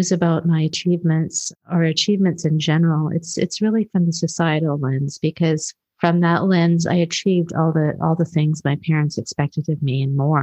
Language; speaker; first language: English; native; English